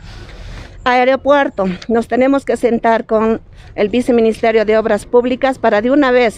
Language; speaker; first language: Spanish; native; Spanish